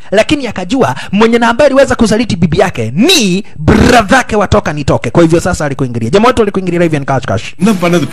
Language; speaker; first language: Swahili; native; Swahili